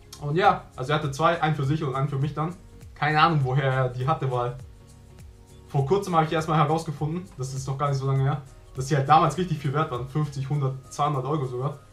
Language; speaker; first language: German; early bilingual, other home language; Vietnamese